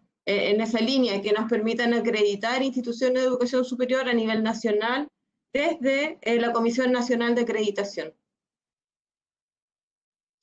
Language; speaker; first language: Spanish; native; Spanish